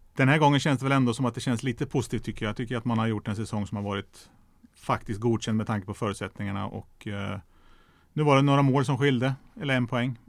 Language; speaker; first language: Swedish; native; Swedish